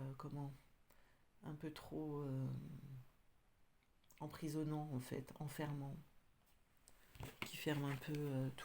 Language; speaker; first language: French; native; French